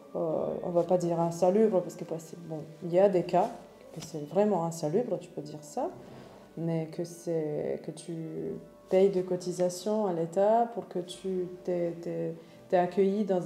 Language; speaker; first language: French; non-native, fluent; Romanian